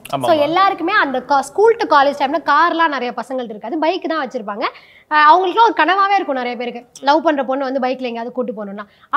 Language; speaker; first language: Tamil; native; Tamil